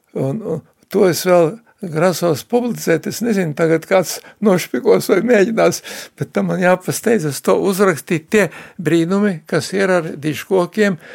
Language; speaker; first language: Latvian; native; Latvian